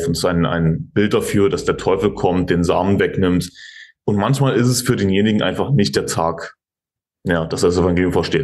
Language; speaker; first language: German; native; German